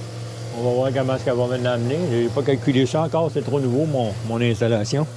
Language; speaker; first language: French; native; French